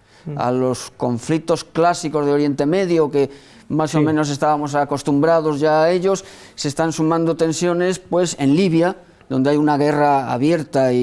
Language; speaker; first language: Spanish; native; Spanish